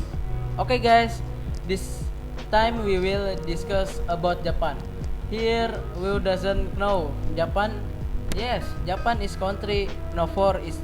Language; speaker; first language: English; non-native, learner; Indonesian